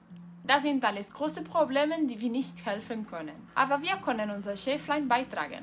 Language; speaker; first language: German; non-native, learner; Spanish